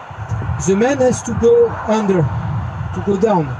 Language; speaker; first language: English; non-native, learner; French